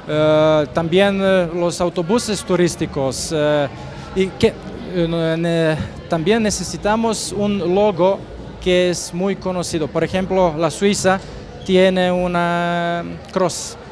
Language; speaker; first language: Spanish; non-native, fluent; Croatian